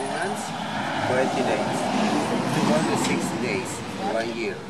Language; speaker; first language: English; non-native, learner; Spanish